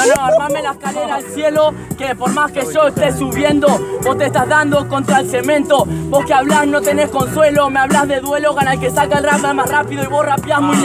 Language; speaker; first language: Spanish; native; Spanish